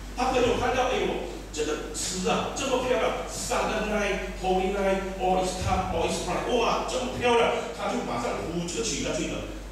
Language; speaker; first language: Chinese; native; Chinese